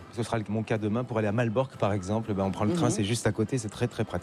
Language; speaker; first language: French; native; French